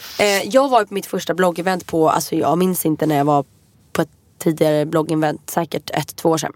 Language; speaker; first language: Swedish; native; Swedish